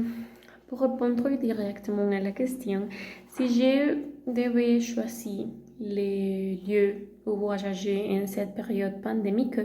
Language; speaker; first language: French; non-native, learner; Spanish